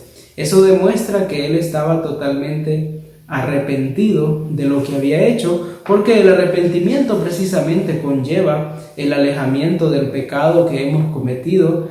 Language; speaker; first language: Spanish; native; Spanish